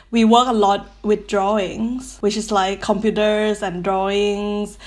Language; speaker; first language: English; non-native, learner; Thai